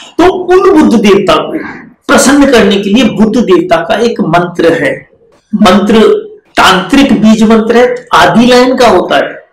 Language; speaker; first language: Hindi; native; Hindi